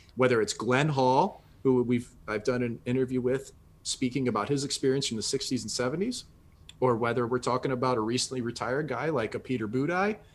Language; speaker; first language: English; native; English